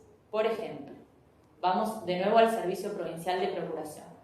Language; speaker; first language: Spanish; native; Spanish